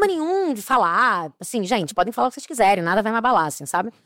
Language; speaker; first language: Portuguese; native; Portuguese